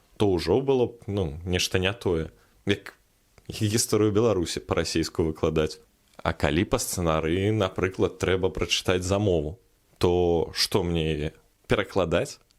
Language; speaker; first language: Belarusian; non-native, local second language; Russian